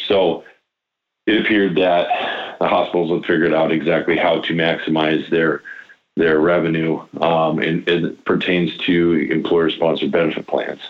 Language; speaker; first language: English; native; English